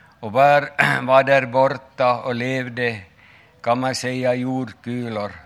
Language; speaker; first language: Swedish; native; Swedish